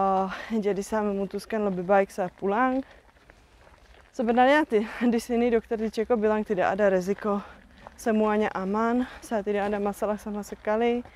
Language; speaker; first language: Indonesian; non-native, fluent; Czech